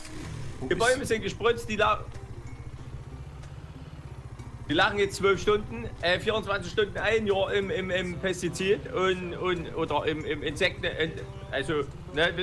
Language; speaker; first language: German; native; German